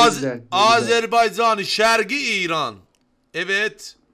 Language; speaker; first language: Turkish; non-native, learner; Azerbaijani